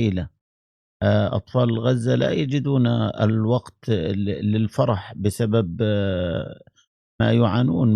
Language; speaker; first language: Arabic; native; Arabic